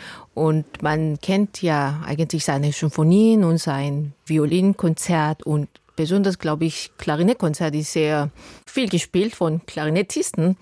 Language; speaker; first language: German; non-native, fluent; Korean